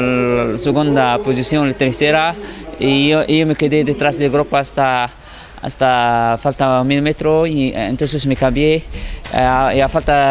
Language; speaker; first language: Spanish; non-native, fluent; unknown